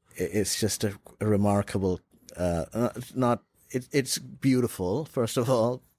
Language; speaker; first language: English; non-native, local second language; Urdu